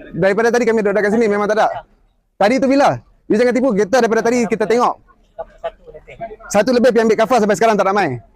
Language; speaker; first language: Malay; native; Malay